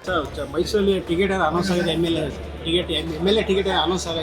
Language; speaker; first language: Kannada; native; Kannada